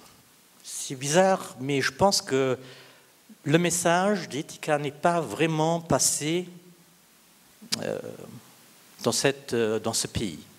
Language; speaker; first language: French; non-native, local second language; Luxembourgish